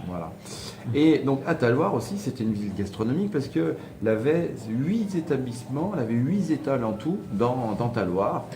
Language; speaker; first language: French; native; French